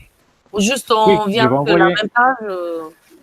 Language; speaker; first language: French; non-native, fluent; Spanish